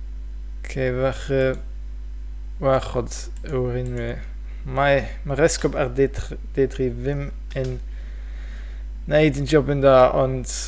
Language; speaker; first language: Welsh; non-native, fluent; English